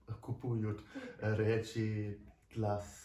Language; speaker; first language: Ukrainian; non-native, learner; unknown